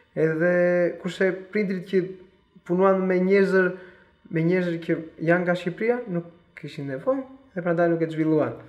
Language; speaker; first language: Albanian; early bilingual, heritage; Albanian